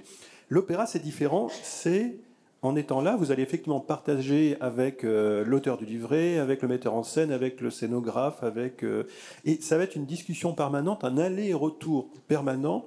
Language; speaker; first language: French; native; French